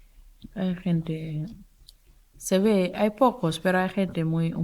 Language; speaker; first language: Spanish; non-native, learner; Wolof